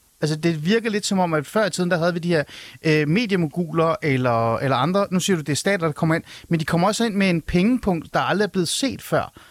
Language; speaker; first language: Danish; early bilingual, other home language; Persian